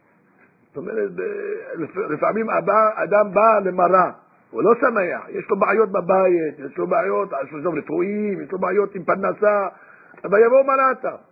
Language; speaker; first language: Hebrew; non-native, fluent; English